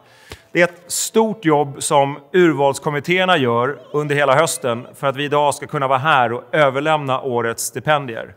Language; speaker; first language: Swedish; native; Swedish